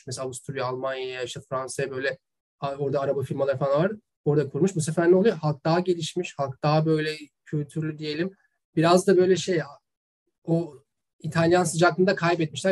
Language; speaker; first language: Turkish; native; Turkish